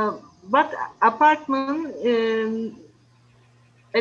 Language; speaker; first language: English; non-native, learner; Turkish